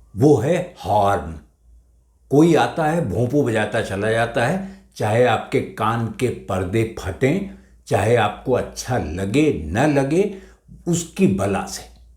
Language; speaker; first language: Hindi; native; Hindi